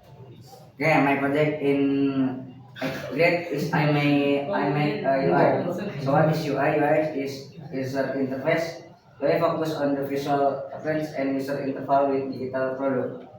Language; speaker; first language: English; non-native, learner; Indonesian